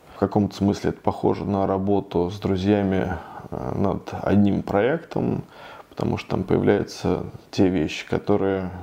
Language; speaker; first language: Russian; native; Russian